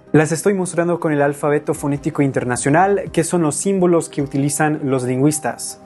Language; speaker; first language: Spanish; non-native, fluent; English